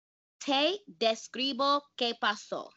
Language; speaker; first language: Spanish; non-native, fluent; English